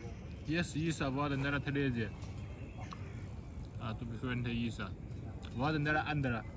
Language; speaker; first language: Swedish; early bilingual, other home language; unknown